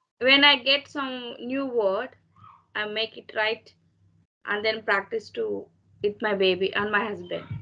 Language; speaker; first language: English; non-native, learner; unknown